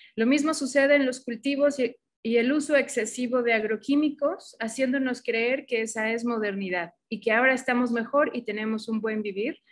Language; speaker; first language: Spanish; native; Spanish